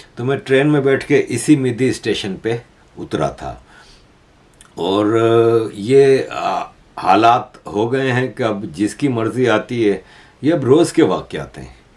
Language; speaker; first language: Urdu; native; Urdu